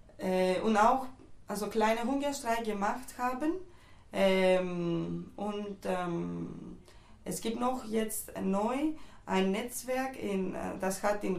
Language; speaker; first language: German; non-native, fluent; Greek